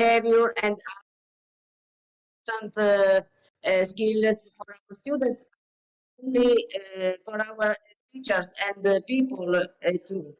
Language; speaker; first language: English; non-native, learner; Italian